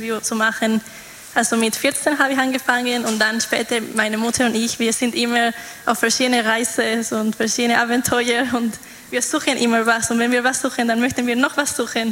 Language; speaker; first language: German; non-native, fluent; Polish